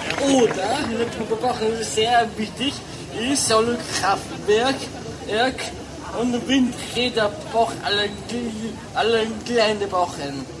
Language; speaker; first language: German; non-native, learner; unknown